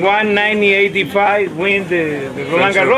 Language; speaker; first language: English; non-native, learner; Spanish